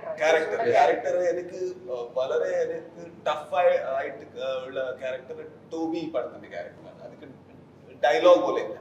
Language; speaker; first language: Malayalam; non-native, learner; Kannada